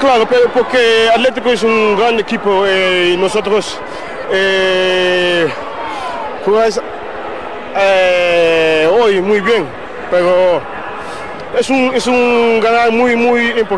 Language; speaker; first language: Spanish; non-native, learner; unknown